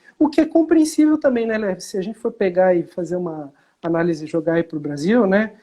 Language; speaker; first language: Portuguese; native; Portuguese